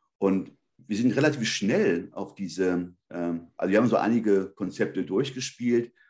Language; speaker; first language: German; early bilingual, other home language; Spanish